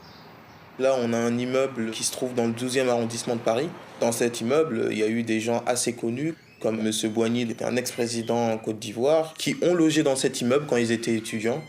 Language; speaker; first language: French; early bilingual, other home language; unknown